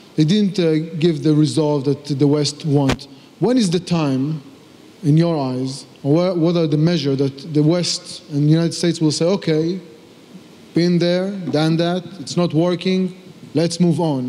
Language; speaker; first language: English; non-native, fluent; Hebrew